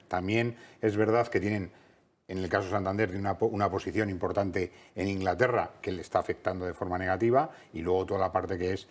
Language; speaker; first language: Spanish; native; Spanish